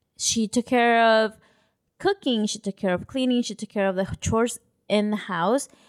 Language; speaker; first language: English; early bilingual, other home language; Spanish